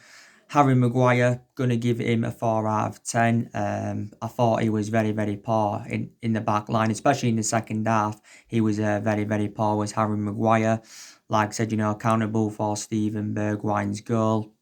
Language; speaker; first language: English; native; English